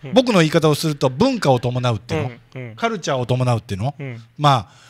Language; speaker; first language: Japanese; native; Japanese